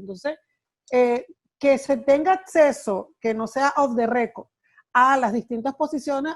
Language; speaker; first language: Spanish; native; Spanish